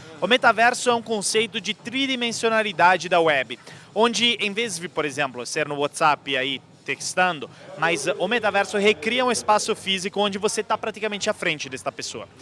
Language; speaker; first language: Portuguese; non-native, fluent; Italian